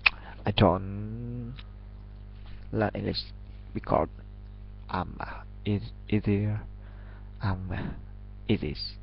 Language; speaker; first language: English; non-native, learner; Vietnamese